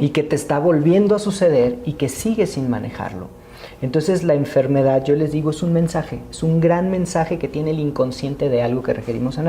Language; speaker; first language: Spanish; native; Spanish